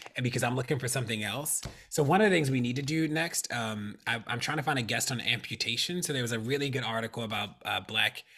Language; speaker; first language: English; native; English